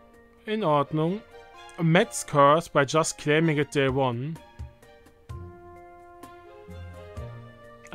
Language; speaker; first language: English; non-native, fluent; German